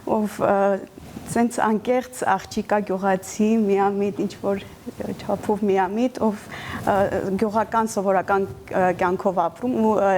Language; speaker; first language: Armenian; native; Armenian